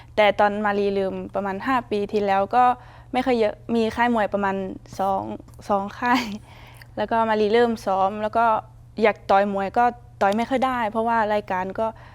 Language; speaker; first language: Thai; non-native, fluent; Luxembourgish